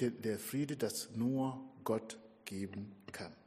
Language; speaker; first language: German; non-native, fluent; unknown